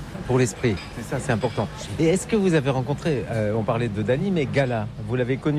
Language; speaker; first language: French; native; French